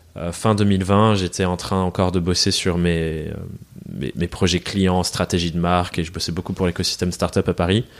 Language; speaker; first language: French; early bilingual, other home language; English